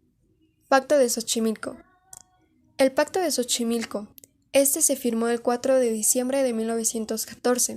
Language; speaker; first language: Spanish; native; Spanish